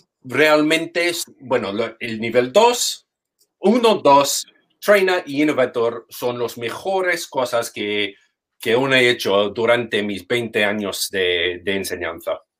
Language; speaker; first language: Spanish; non-native, fluent; English